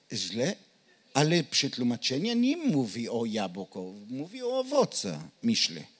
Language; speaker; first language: Polish; non-native, learner; Hebrew